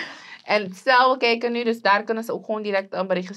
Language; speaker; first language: Dutch; native; Dutch